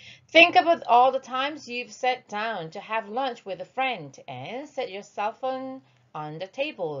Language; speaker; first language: English; non-native, fluent; Korean